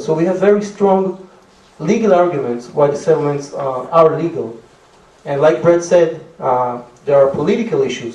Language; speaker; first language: English; non-native, fluent; Hebrew